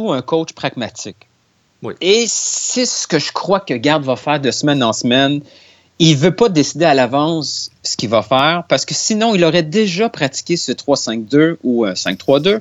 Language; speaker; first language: French; native; French